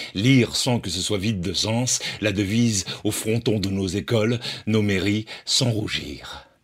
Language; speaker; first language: French; native; French